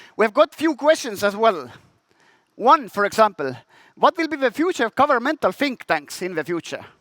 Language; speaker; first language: English; non-native, fluent; Estonian